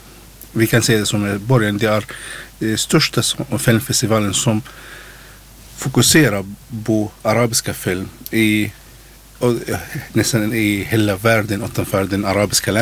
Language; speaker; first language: Swedish; non-native, learner; Arabic